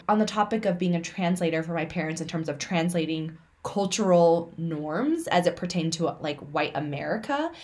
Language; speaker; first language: English; early bilingual, other home language; Min Nan Chinese